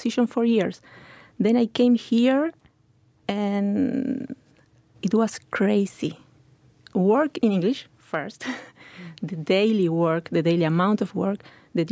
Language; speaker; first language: English; non-native, fluent; Spanish